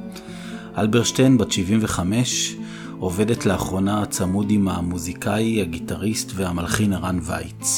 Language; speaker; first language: Hebrew; native; Hebrew